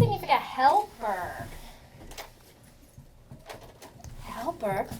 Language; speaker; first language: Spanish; non-native, fluent; English